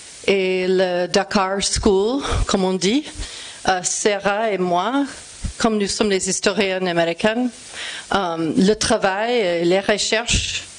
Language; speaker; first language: French; non-native, fluent; English